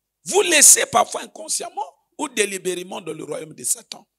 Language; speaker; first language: French; non-native, local second language; Lingala